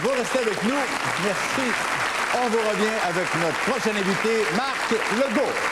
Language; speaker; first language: French; native; French